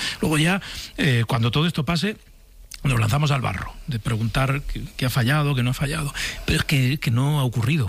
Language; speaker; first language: Spanish; native; Spanish